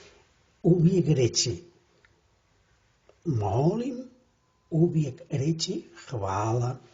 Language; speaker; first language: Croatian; non-native, fluent; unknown